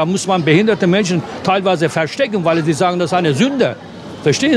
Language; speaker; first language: German; non-native, fluent; Turkish